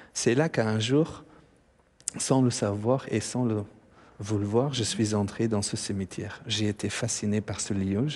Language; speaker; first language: French; non-native, fluent; Persian